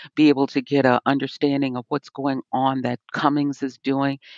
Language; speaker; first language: English; native; English